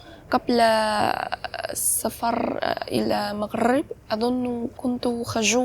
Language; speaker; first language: Arabic; non-native, learner; Vietnamese